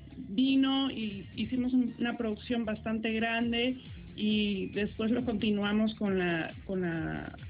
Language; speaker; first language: Spanish; early bilingual, heritage; Spanish